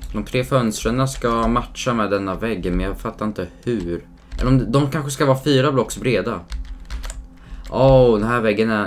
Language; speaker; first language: Swedish; native; Swedish